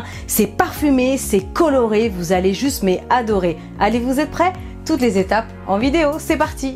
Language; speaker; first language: French; native; French